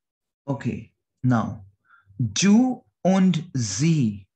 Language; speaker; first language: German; non-native, learner; Hindi